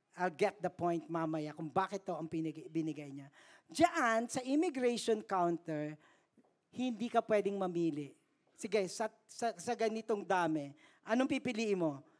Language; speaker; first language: Filipino; native; Filipino